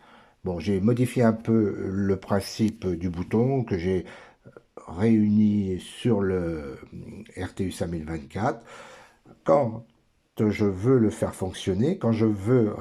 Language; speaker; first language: French; native; French